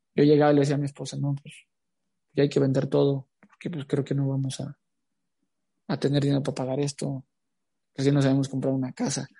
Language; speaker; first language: Spanish; native; Spanish